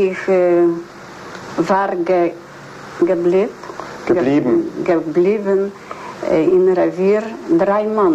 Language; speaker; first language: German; non-native, learner; Polish